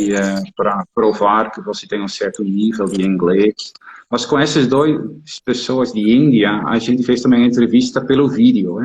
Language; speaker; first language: Portuguese; non-native, fluent; Dutch